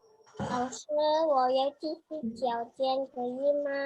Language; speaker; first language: Chinese; non-native, learner; Indonesian